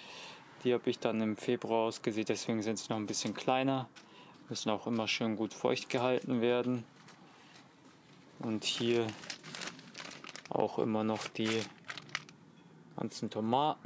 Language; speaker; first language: German; native; German